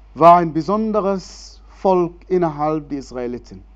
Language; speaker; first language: German; non-native, fluent; Arabic